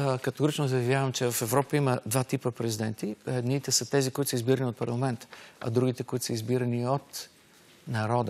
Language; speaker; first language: Bulgarian; native; Bulgarian